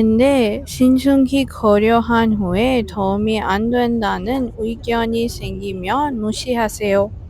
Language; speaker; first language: Korean; non-native, fluent; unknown